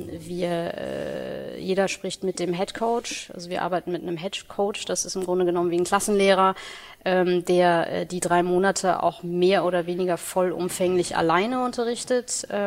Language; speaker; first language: German; early bilingual, other home language; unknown